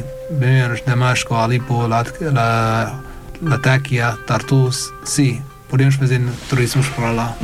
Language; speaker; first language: Portuguese; non-native, learner; Arabic